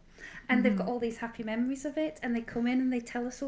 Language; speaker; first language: English; native; English